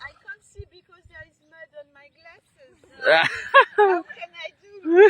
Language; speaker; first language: English; non-native, fluent; German